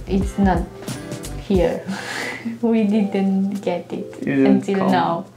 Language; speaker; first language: English; non-native, learner; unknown